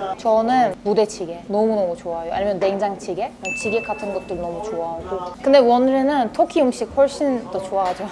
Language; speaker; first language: Korean; non-native, fluent; Turkish